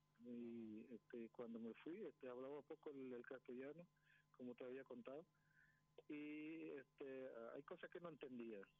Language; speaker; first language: Spanish; non-native, local second language; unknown